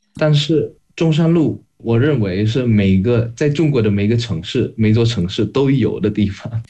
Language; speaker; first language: Chinese; non-native, fluent; Indonesian